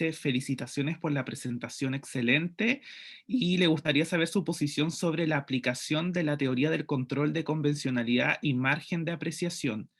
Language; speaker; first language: Spanish; native; Spanish